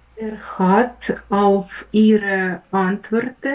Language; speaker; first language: German; non-native, learner; Ukrainian